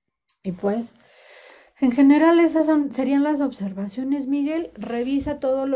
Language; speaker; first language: Spanish; native; Spanish